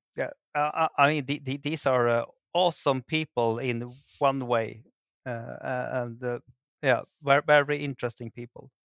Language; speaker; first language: English; non-native, fluent; Swedish